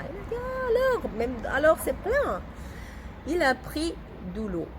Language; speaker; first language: French; non-native, learner; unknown